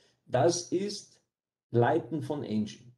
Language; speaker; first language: German; non-native, fluent; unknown